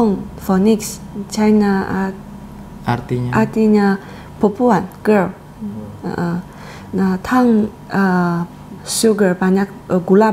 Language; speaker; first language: Indonesian; non-native, learner; Chinese